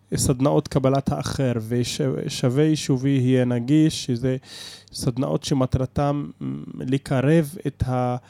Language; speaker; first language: Hebrew; non-native, local second language; Arabic